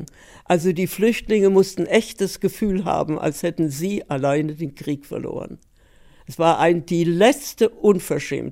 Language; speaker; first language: German; early bilingual, heritage; German